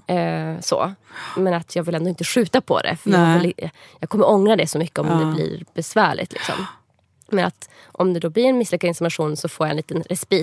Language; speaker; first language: Swedish; native; Swedish